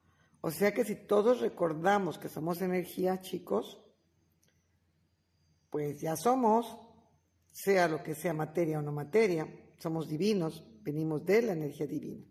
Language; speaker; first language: Spanish; native; Spanish